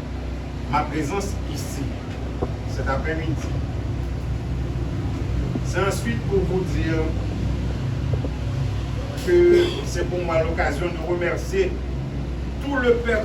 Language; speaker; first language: French; non-native, local second language; Haitian Creole